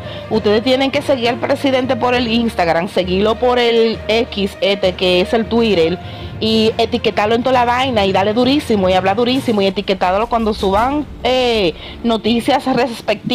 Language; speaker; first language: Spanish; native; Spanish